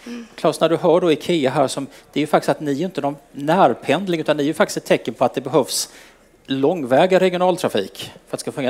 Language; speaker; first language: Swedish; native; Swedish